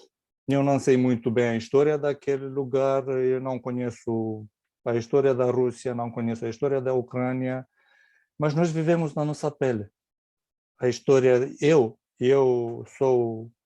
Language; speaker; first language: Portuguese; non-native, fluent; Romanian